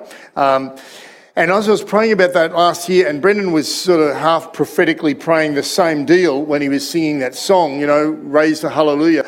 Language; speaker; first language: English; native; English